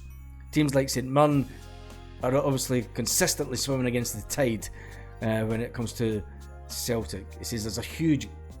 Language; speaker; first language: English; native; English